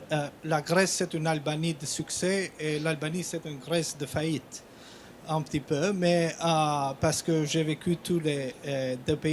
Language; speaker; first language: French; non-native, fluent; Albanian